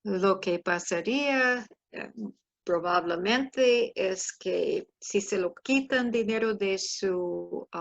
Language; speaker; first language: Spanish; non-native, fluent; English